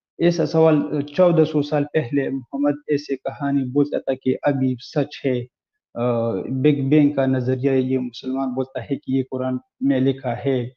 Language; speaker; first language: Hindi; non-native, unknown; Pashto